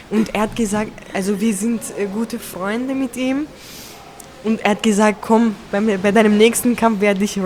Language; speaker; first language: German; early bilingual, other home language; Turkish